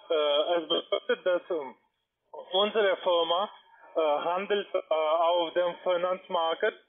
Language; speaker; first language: German; non-native, learner; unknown